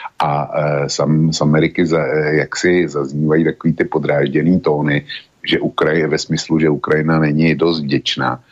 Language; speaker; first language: Czech; native; Czech